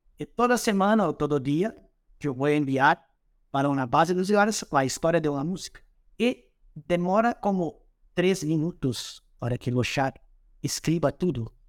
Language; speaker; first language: Portuguese; native; Portuguese